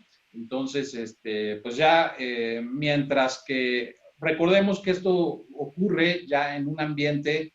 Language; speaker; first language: Spanish; native; Spanish